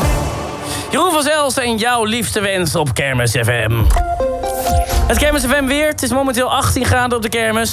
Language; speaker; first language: Dutch; native; Dutch